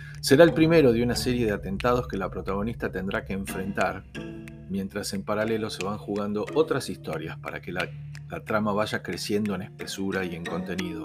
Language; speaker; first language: Spanish; native; Spanish